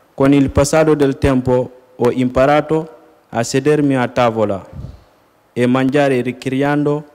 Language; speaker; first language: Italian; non-native, learner; Wolof